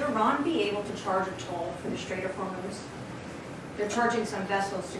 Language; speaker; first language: English; native; English